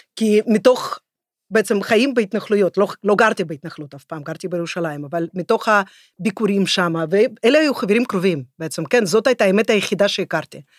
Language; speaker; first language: Hebrew; non-native, fluent; Russian